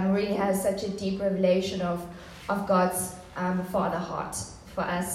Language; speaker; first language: English; native; English